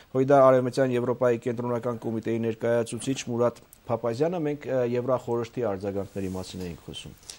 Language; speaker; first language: Armenian; native; Armenian